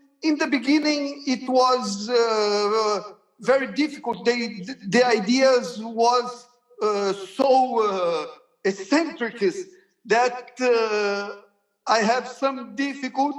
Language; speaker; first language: English; non-native, learner; Portuguese